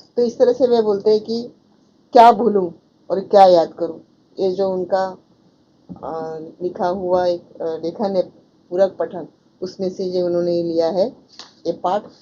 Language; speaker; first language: Hindi; non-native, local second language; Marathi